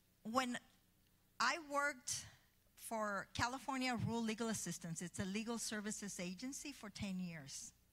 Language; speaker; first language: English; early bilingual, other home language; Spanish